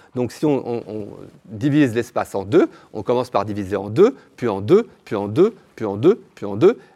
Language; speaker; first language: French; native; French